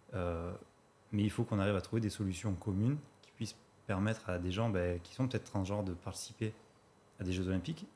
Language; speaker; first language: French; native; French